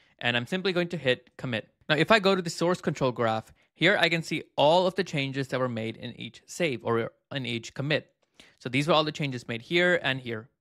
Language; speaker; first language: English; native; English